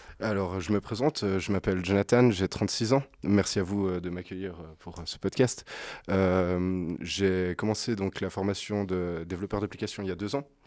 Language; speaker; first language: French; native; French